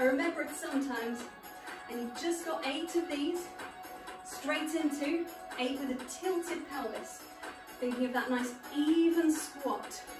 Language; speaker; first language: English; native; English